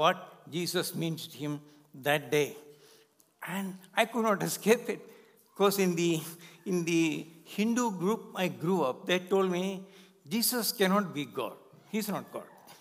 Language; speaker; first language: English; non-native, local second language; Malayalam